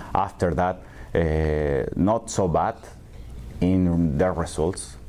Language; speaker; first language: English; non-native, learner; Spanish